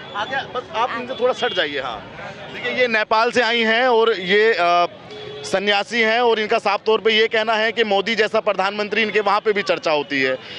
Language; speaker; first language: Hindi; native; Hindi